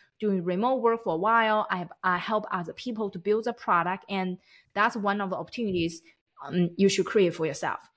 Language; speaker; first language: English; non-native, fluent; Chinese